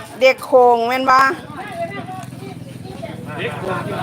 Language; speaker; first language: Thai; non-native, local second language; Lao